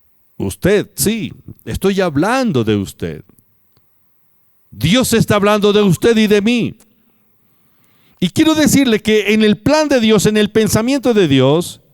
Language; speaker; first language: Spanish; native; Spanish